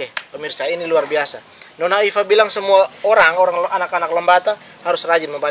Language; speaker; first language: Indonesian; native; Indonesian